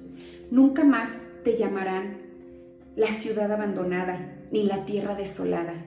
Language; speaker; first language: Spanish; native; Spanish